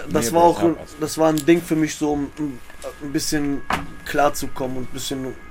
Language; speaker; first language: German; native; German